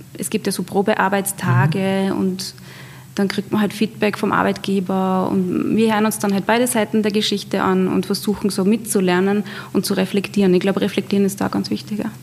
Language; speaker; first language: German; native; German